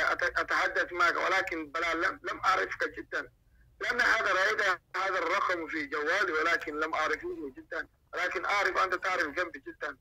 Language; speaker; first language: Arabic; non-native, learner; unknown